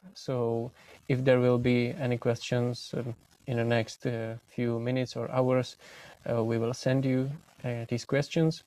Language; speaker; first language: English; non-native, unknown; Czech